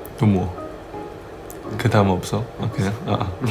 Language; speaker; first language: Korean; non-native, fluent; Chinese